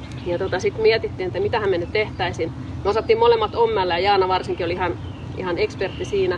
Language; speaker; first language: Finnish; native; Finnish